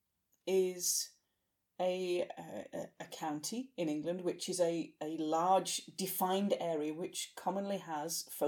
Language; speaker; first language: English; native; English